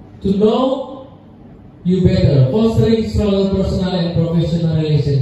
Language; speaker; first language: English; non-native, learner; Indonesian